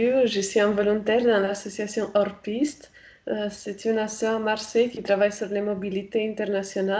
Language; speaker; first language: French; non-native, fluent; Romanian